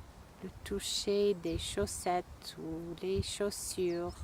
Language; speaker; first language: French; non-native, fluent; English